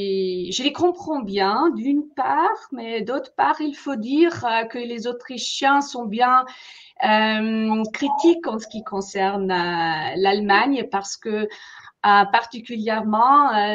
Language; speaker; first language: French; non-native, fluent; German